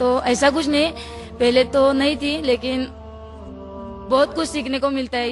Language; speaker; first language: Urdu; non-native, local second language; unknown